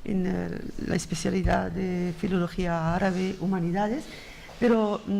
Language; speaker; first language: Spanish; non-native, fluent; Arabic